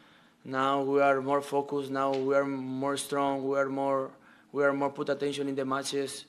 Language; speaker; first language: English; non-native, learner; Spanish